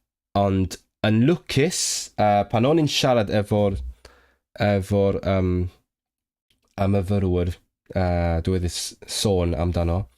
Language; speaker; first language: Welsh; non-native, fluent; Cantonese